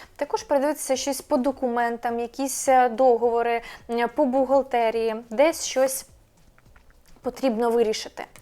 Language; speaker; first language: Ukrainian; non-native, local second language; Russian